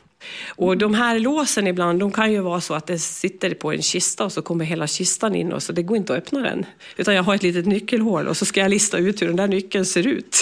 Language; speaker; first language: Swedish; native; Swedish